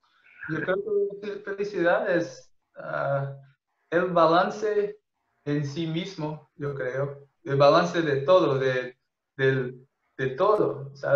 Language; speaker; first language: Spanish; non-native, fluent; Portuguese